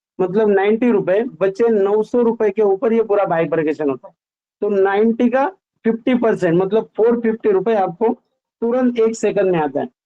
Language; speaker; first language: Hindi; non-native, local second language; Marathi